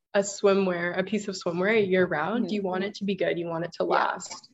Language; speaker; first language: English; native; English